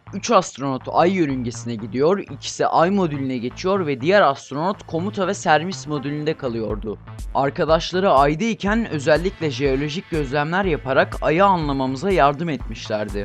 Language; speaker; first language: Turkish; native; Turkish